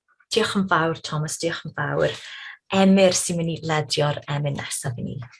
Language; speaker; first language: Welsh; native; Welsh